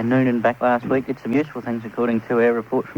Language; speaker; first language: English; native; English